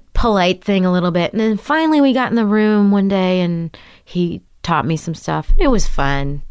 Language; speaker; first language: English; native; English